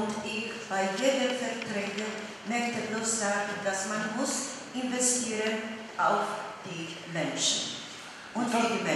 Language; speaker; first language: German; non-native, fluent; Polish